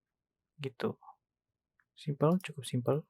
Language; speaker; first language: Indonesian; native; Indonesian